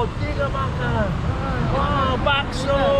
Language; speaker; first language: Indonesian; non-native, learner; English